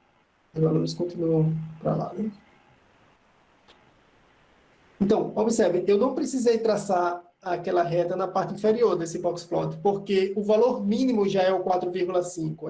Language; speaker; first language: Portuguese; native; Portuguese